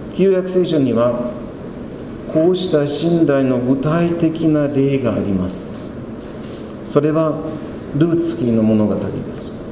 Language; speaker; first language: Japanese; non-native, fluent; German